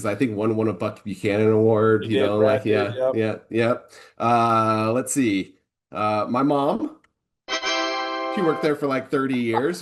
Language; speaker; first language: English; native; English